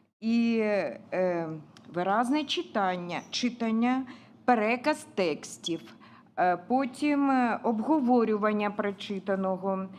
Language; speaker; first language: Ukrainian; non-native, local second language; Russian